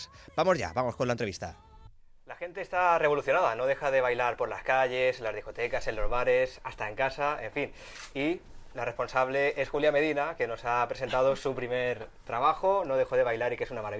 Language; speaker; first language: Spanish; native; Spanish